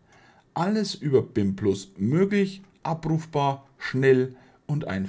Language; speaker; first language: German; native; German